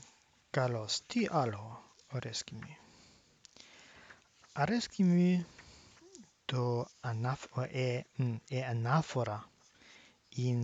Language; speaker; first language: Greek; non-native, learner; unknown